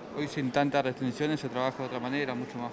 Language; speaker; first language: Spanish; native; Spanish